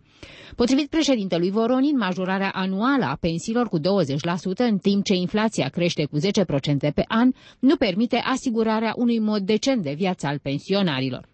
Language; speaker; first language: Romanian; native; Romanian